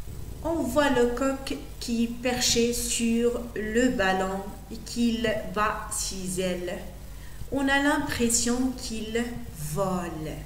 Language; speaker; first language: French; non-native, local second language; Arabic